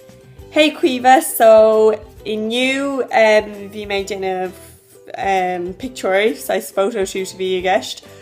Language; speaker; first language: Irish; non-native, local second language; English